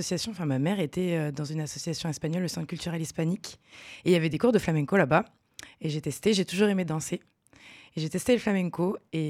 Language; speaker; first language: French; native; French